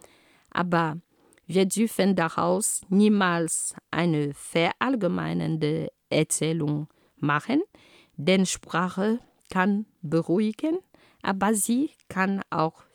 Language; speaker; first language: German; non-native, fluent; Ghomala